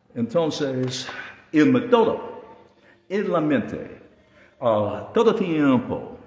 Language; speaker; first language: Spanish; non-native, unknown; English